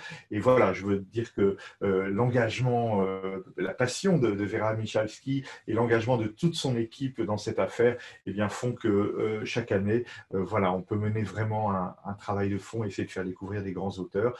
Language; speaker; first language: French; native; French